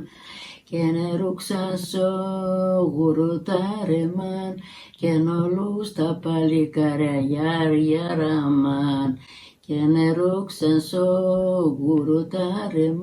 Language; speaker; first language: Greek; native; Greek